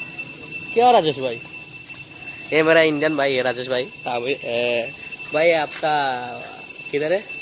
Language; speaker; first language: Hindi; non-native, learner; Bangla